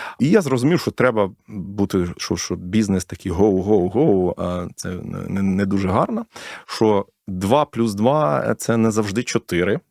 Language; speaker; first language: Ukrainian; non-native, local second language; Russian